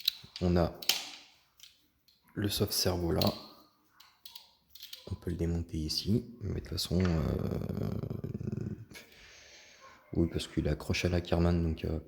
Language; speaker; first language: French; native; French